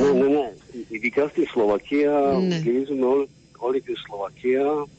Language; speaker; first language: Greek; non-native, learner; Slovak